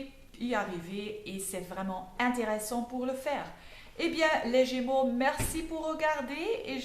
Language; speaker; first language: French; non-native, fluent; Dutch